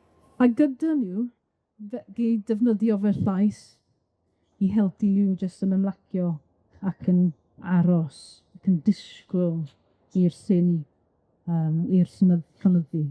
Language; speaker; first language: Welsh; non-native, local second language; English